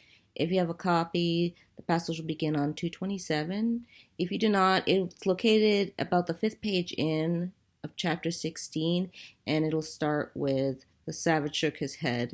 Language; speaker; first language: English; native; English